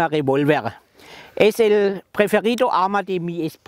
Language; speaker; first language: Spanish; non-native, learner; German